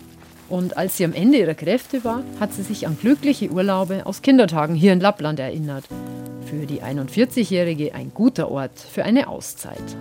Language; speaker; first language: German; native; German